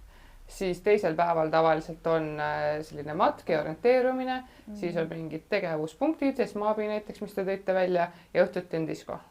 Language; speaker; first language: Estonian; native; Estonian